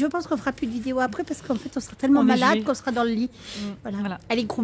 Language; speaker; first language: French; native; French